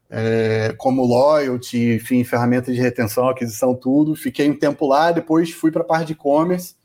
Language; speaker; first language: Portuguese; native; Portuguese